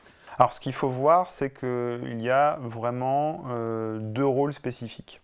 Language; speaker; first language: French; native; French